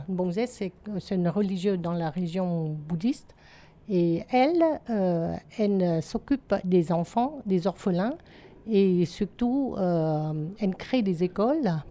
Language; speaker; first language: French; non-native, fluent; Vietnamese